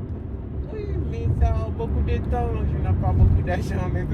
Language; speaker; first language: French; non-native, local second language; Haitian Creole